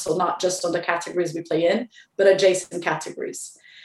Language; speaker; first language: English; non-native, fluent; Portuguese